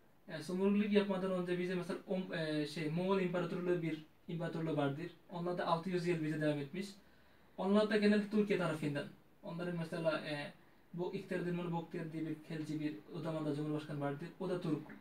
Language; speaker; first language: Turkish; non-native, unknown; Bangla